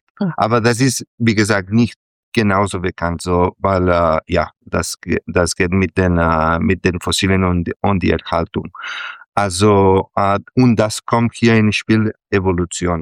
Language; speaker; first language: German; non-native, fluent; Catalan